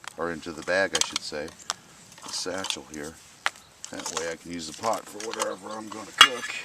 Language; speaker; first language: English; native; English